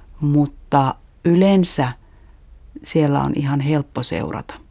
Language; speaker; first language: Finnish; native; Finnish